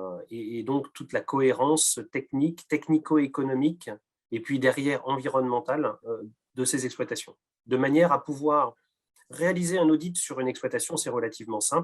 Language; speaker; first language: French; native; French